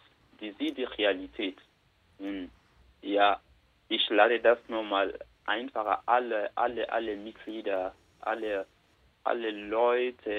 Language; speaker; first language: German; non-native, learner; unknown